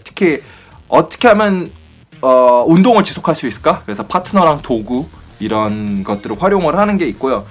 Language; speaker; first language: Korean; native; Korean